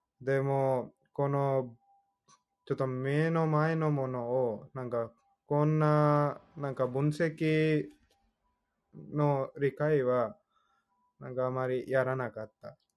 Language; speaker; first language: Japanese; non-native, fluent; Hindi